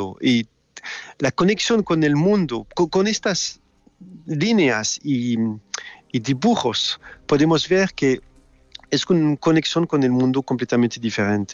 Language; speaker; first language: Spanish; non-native, fluent; French